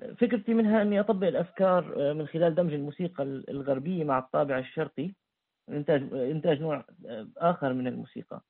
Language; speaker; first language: Arabic; native; Arabic